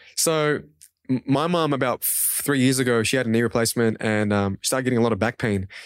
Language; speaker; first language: English; non-native, local second language; Kurdish